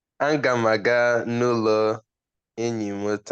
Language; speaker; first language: Igbo; non-native, learner; English